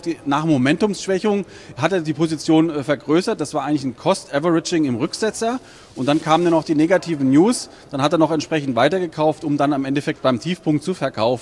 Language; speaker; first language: German; native; German